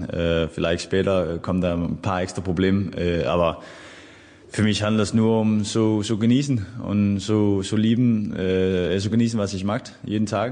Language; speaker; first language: German; non-native, fluent; Danish